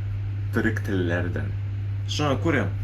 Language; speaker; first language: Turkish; non-native, learner; Tatar